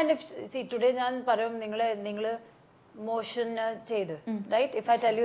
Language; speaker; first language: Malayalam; non-native, learner; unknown